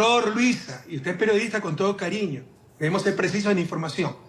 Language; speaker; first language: Spanish; native; Spanish